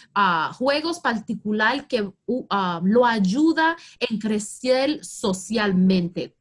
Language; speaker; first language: Spanish; early bilingual, heritage; Spanish